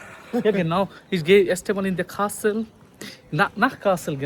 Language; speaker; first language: German; non-native, learner; Bangla